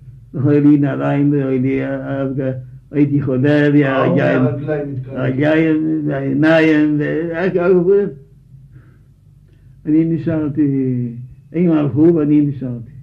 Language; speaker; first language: Hebrew; non-native, fluent; Yiddish